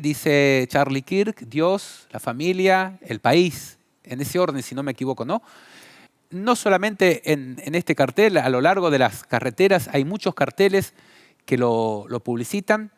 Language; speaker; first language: Spanish; native; Spanish